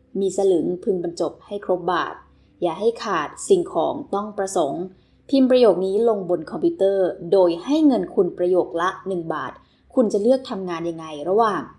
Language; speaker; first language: Thai; native; Thai